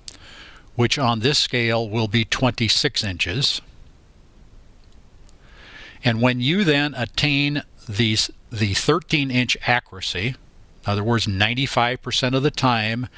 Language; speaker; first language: English; native; English